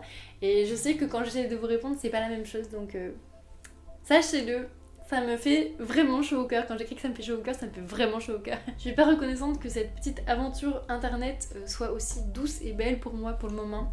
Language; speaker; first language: French; native; French